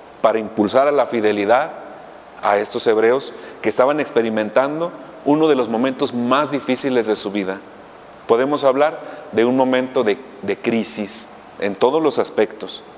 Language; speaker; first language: Spanish; native; Spanish